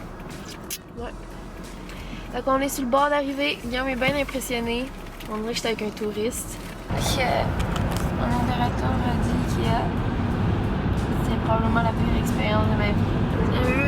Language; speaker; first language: French; native; French